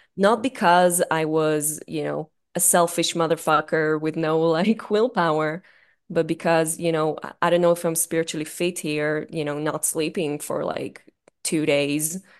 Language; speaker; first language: English; non-native, fluent; Hebrew